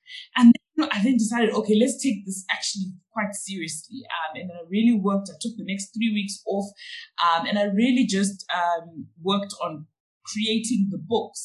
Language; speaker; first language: English; non-native, local second language; Shona